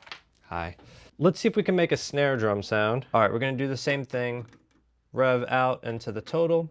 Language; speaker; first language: English; native; English